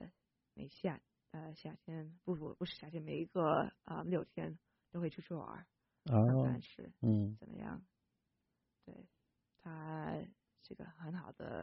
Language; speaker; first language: Chinese; non-native, fluent; English